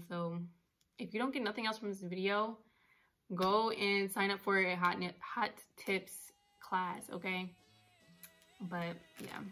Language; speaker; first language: English; native; English